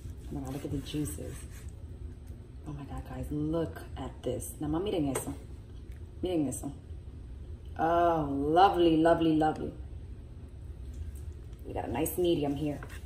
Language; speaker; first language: English; early bilingual, other home language; Spanish